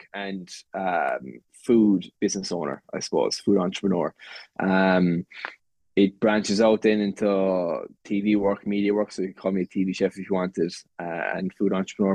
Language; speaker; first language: English; native; English